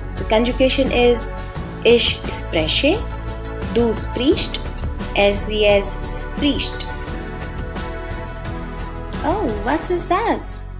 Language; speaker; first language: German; non-native, fluent; Hindi